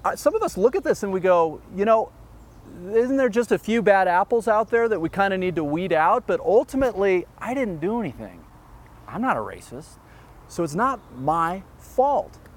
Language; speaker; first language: English; early bilingual, other home language; Dutch